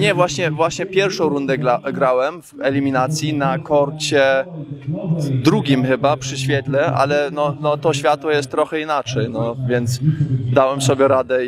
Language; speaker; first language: Polish; early bilingual, heritage; Polish